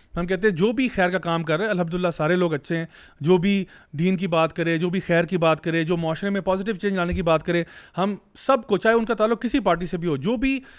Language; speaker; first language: Urdu; native; Urdu